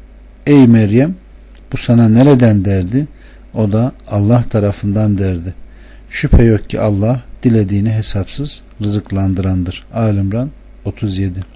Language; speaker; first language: Turkish; native; Turkish